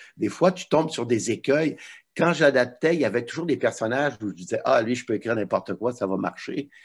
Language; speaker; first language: French; native; French